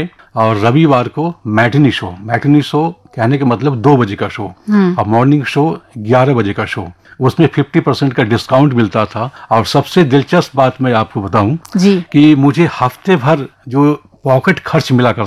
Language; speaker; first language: Hindi; native; Hindi